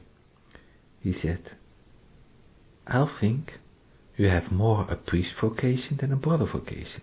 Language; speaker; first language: English; non-native, learner; Dutch